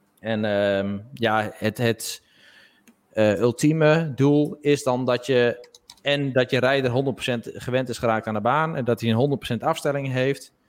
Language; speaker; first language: Dutch; native; Dutch